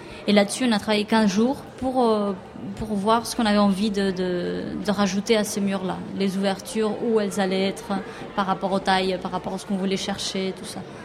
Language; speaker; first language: French; non-native, fluent; Spanish